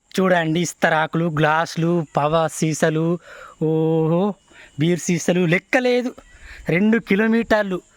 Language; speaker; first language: Telugu; non-native, local second language; Gondi